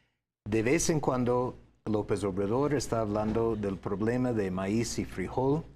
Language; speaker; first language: Spanish; non-native, fluent; English